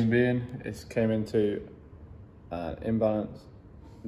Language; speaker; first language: English; native; English